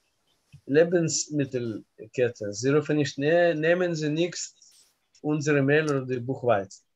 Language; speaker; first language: German; non-native, learner; Russian